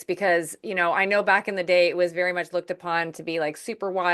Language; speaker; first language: English; native; English